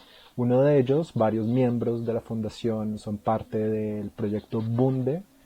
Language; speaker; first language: Spanish; native; Spanish